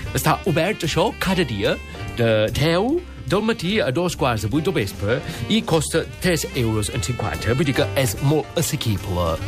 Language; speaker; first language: Catalan; non-native, fluent; English